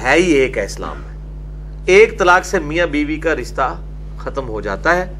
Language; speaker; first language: Urdu; non-native, local second language; Punjabi